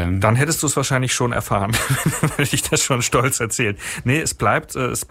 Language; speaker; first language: German; native; German